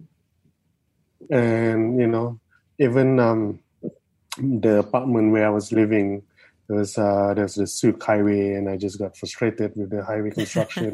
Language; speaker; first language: English; non-native, local second language; Malay